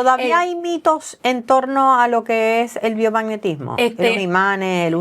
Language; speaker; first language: Spanish; native; Spanish